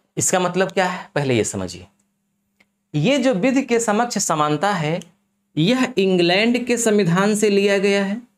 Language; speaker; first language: Hindi; native; Hindi